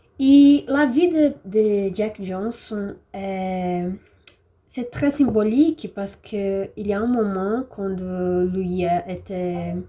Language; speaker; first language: French; non-native, learner; Portuguese